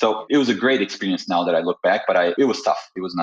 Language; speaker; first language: English; non-native, fluent; Portuguese